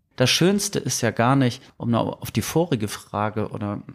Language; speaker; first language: German; native; German